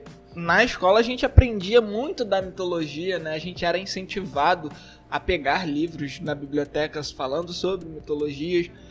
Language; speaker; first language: Portuguese; native; Portuguese